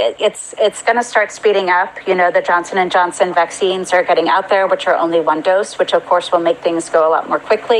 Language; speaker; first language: English; native; English